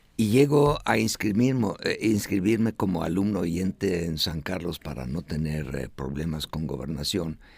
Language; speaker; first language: Spanish; non-native, fluent; Estonian